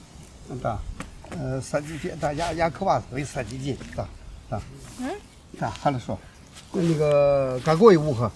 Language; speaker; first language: Russian; non-native, learner; Chinese